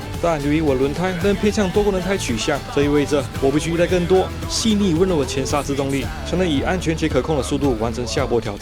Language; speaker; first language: Chinese; native; Chinese